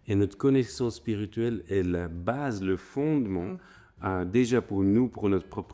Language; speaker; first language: French; native; French